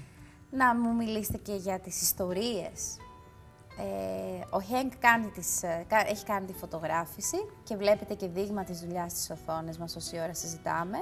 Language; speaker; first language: Greek; native; Greek